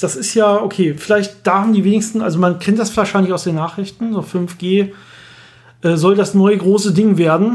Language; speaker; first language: German; native; German